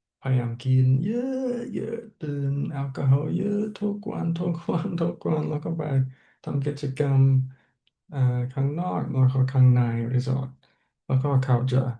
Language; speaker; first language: Thai; non-native, learner; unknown